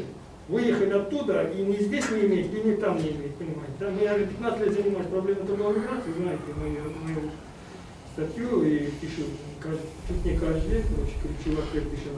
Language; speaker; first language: Russian; non-native, local second language; Kyrgyz